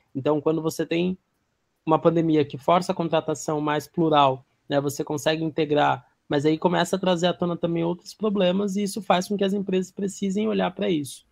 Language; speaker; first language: Portuguese; native; Portuguese